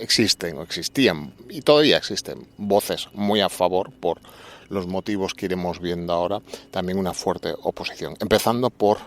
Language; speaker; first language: Spanish; native; Spanish